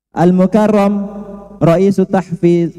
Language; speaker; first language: Arabic; non-native, learner; Indonesian